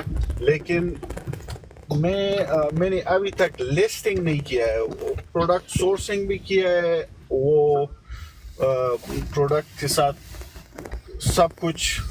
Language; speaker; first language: Hindi; non-native, local second language; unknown